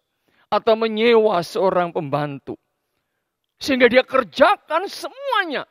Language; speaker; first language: Indonesian; native; Indonesian